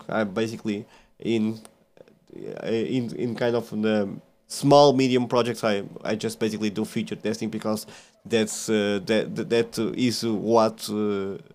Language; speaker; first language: English; non-native, fluent; Portuguese